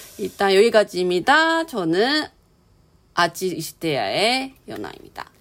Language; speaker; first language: Korean; non-native, learner; Chinese